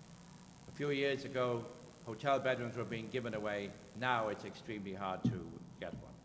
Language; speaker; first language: English; native; English